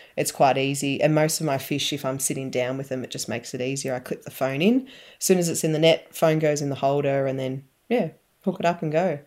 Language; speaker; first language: English; native; English